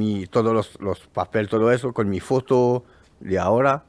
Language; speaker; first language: Spanish; non-native, learner; French